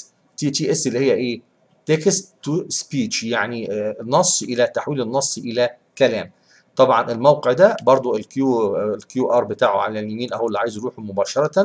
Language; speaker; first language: Arabic; native; Arabic